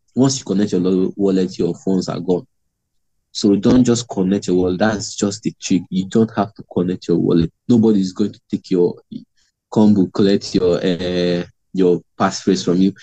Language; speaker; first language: English; non-native, local second language; Igbo